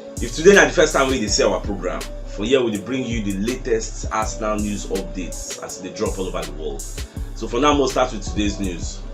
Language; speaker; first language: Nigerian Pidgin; non-native, local second language; Igbo